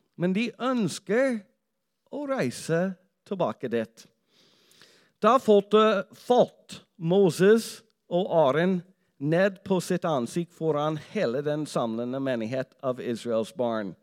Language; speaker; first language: Norwegian; non-native, fluent; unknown